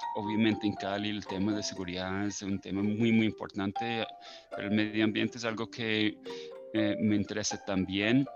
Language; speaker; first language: Spanish; non-native, fluent; English